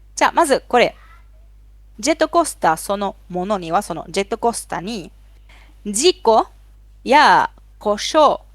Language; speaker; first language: Japanese; non-native, fluent; Spanish